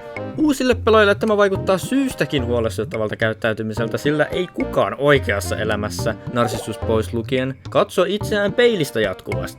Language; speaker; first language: Finnish; native; Finnish